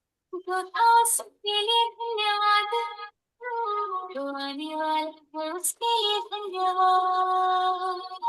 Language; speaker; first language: Hindi; native; Hindi